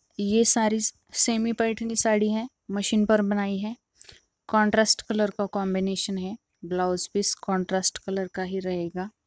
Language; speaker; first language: Hindi; non-native, local second language; Marathi